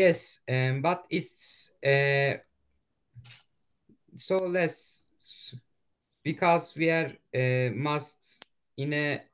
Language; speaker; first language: English; non-native, learner; Turkish